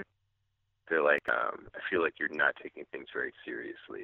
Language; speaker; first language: English; native; English